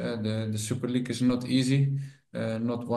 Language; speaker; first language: English; non-native, fluent; Dutch